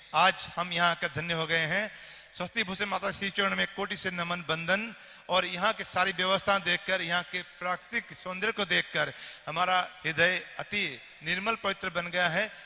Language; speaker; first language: Hindi; native; Hindi